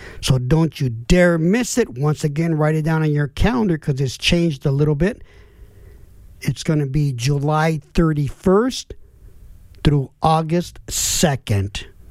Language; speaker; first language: English; early bilingual, other home language; Spanish